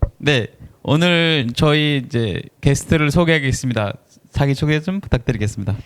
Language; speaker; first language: Korean; non-native, fluent; Bangla